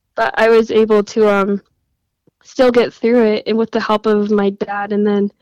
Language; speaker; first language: English; native; English